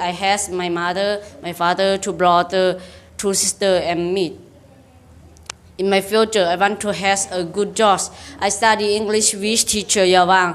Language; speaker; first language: English; non-native, learner; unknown